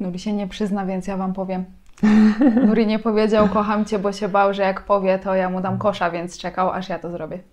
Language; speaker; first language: Polish; native; Polish